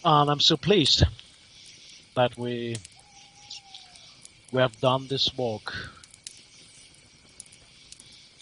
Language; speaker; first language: English; non-native, learner; German